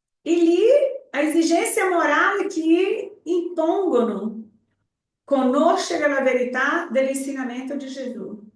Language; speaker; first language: Italian; non-native, fluent; Portuguese